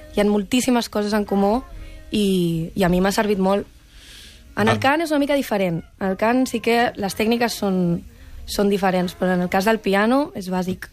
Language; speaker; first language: Catalan; native; Catalan